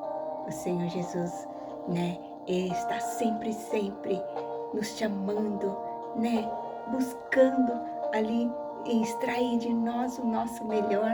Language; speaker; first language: Portuguese; native; Portuguese